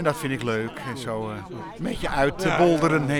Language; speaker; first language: Dutch; native; Dutch